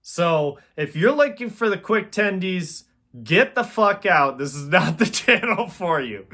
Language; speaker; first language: English; native; English